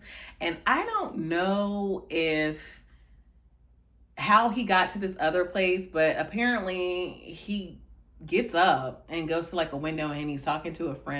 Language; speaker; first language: English; native; English